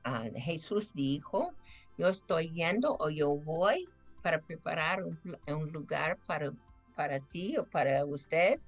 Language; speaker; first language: Spanish; non-native, fluent; English